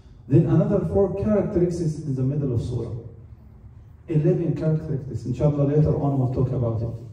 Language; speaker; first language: English; non-native, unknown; Arabic